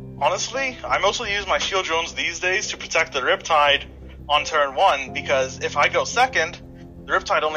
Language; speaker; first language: English; native; English